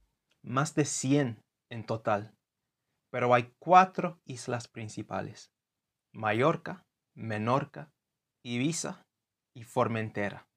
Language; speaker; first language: Spanish; non-native, fluent; English